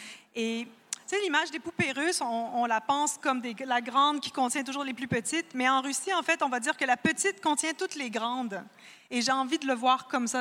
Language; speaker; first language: French; native; French